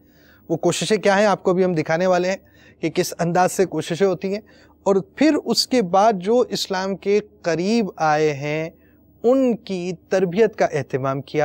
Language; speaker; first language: Urdu; native; Urdu